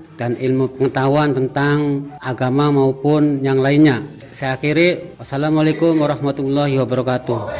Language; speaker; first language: Indonesian; non-native, local second language; Javanese